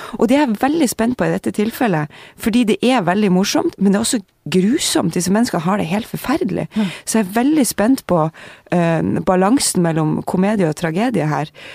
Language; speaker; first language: Norwegian; native; Norwegian